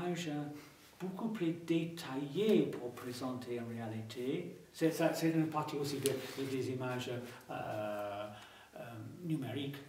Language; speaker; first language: French; non-native, fluent; English